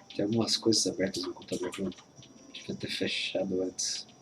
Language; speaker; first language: Portuguese; native; Portuguese